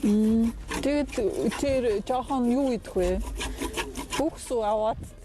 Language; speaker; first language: Mongolian; non-native, fluent; Polish